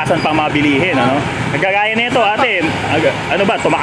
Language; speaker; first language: Filipino; native; Filipino